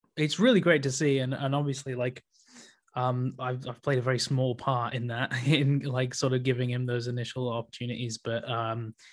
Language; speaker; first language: English; native; English